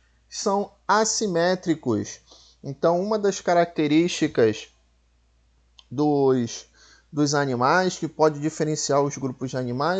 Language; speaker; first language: Portuguese; native; Portuguese